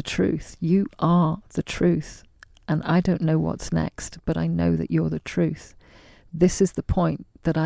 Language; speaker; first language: English; native; English